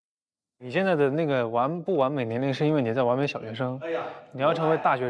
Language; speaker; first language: Chinese; native; Chinese